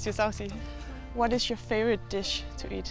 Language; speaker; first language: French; non-native, fluent; Danish